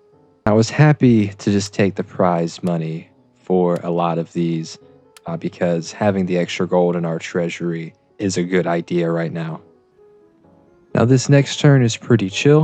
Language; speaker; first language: English; native; English